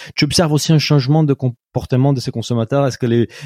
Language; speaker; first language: French; non-native, fluent; Portuguese